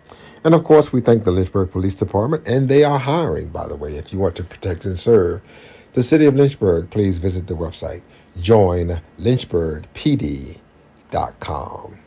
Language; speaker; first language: English; native; English